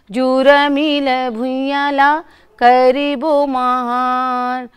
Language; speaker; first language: Hindi; native; Hindi